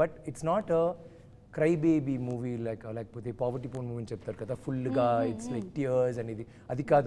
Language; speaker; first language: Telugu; non-native, learner; Tamil